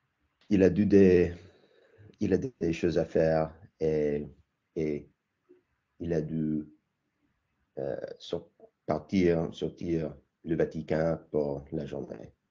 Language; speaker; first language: French; non-native, learner; English